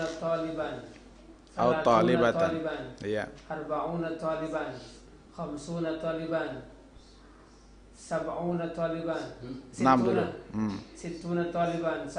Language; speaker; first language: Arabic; non-native, learner; Indonesian